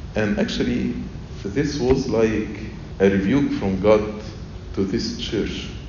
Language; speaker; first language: English; non-native, fluent; Arabic